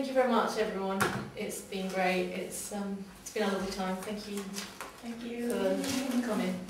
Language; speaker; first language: English; non-native, local second language; Spanish